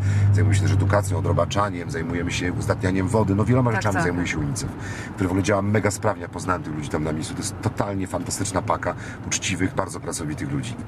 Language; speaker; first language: Polish; native; Polish